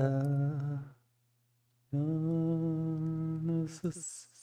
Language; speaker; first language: Spanish; non-native, learner; English